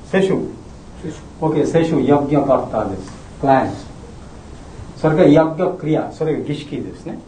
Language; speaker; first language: Japanese; non-native, learner; Bangla